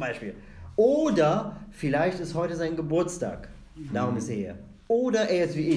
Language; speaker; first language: German; non-native, fluent; Arabic